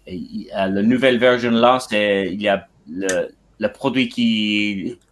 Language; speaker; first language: French; non-native, learner; English